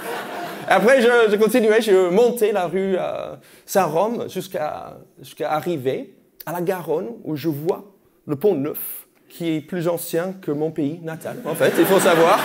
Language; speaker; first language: French; non-native, fluent; English